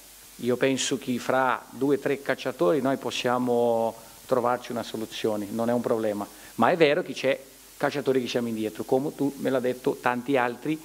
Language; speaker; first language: Italian; non-native, fluent; Portuguese